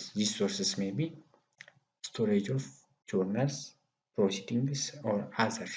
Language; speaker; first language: English; non-native, local second language; Amharic